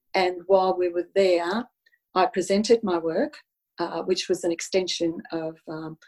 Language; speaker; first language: English; non-native, local second language; Italian